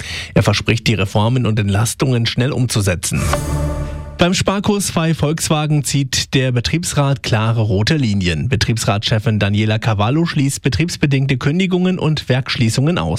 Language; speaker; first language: German; native; German